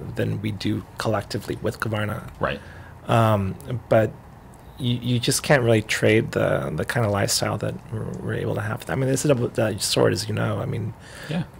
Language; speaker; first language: English; native; English